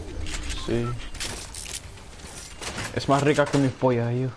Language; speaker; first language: Spanish; non-native, learner; English